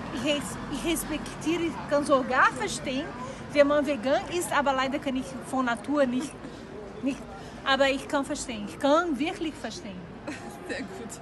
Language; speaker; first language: German; non-native, learner; Portuguese